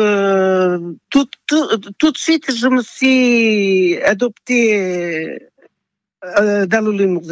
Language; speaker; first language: French; non-native, fluent; Portuguese